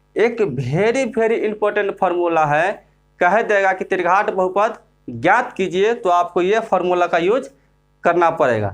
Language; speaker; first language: Hindi; native; Hindi